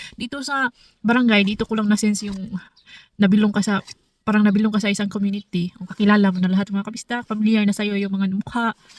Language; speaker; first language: Filipino; non-native, local second language; Cebuano